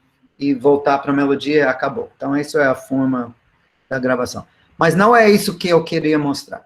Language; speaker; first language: Portuguese; non-native, fluent; English